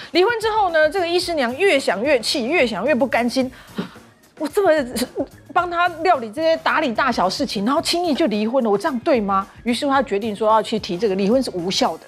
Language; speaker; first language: Chinese; native; Chinese